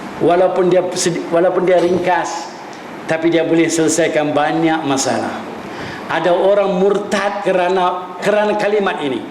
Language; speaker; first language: Malay; non-native, local second language; Min Nan Chinese